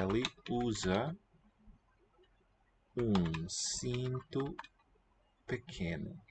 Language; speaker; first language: Portuguese; non-native, learner; English